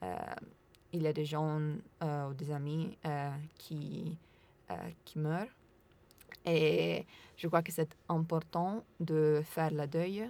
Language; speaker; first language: French; non-native, learner; Italian